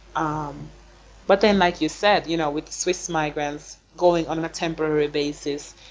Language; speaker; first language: English; non-native, fluent; Swedish